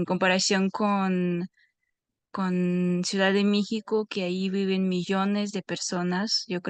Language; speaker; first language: Spanish; non-native, fluent; Russian